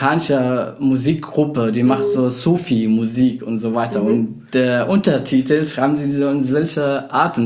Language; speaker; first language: German; non-native, fluent; Arabic